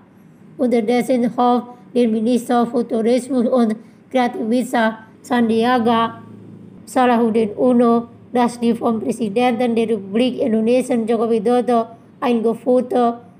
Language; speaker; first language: German; non-native, fluent; Indonesian